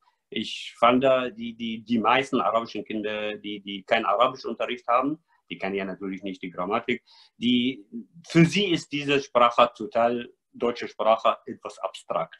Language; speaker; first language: German; non-native, fluent; Arabic